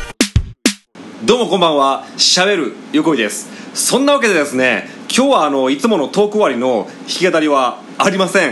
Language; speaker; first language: Japanese; native; Japanese